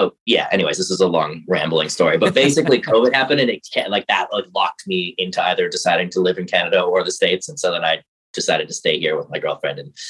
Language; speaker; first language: English; native; English